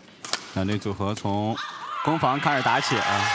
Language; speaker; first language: Chinese; native; Chinese